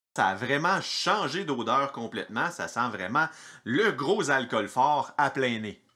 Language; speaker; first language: French; native; French